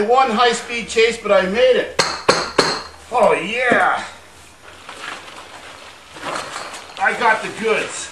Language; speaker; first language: English; native; English